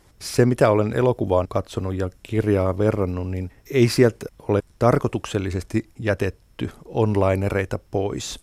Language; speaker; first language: Finnish; native; Finnish